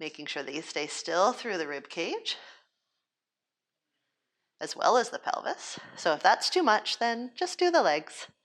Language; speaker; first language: English; native; English